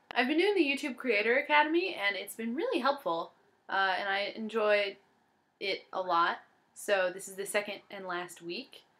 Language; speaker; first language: English; native; English